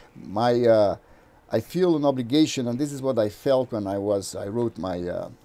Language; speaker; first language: English; non-native, fluent; Portuguese